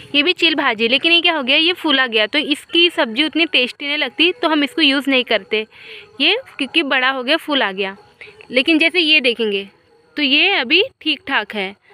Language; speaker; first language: Hindi; non-native, local second language; Marathi